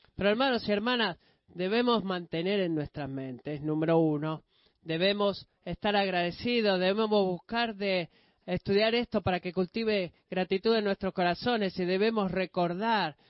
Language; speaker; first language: Spanish; non-native, fluent; Greek